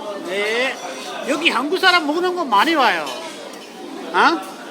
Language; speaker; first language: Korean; non-native, learner; Urdu